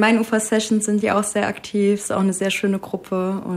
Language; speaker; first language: German; native; German